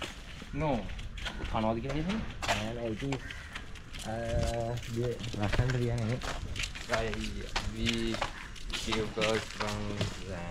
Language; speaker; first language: English; non-native, learner; Sinhala